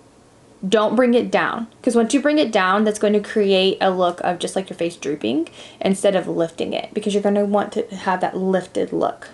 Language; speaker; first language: English; native; English